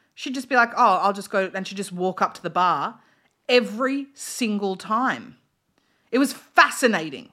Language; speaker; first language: English; native; English